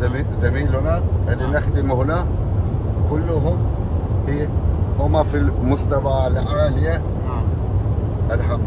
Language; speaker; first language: Arabic; non-native, fluent; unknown